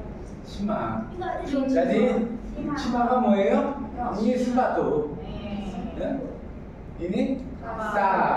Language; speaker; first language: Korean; non-native, fluent; Indonesian